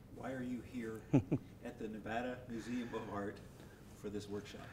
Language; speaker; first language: English; native; English